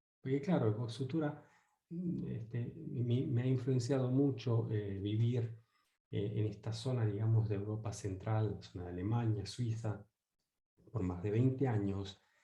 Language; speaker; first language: Spanish; native; Spanish